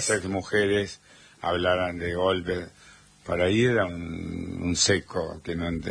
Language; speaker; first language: Spanish; native; Spanish